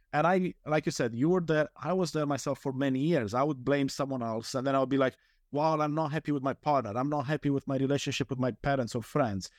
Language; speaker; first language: English; non-native, fluent; Romanian